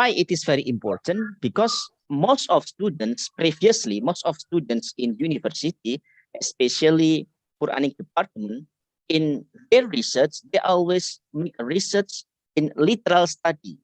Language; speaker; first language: English; non-native, learner; Indonesian